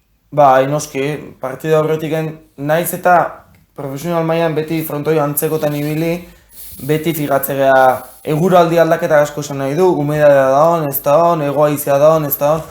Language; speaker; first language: Basque; native; Basque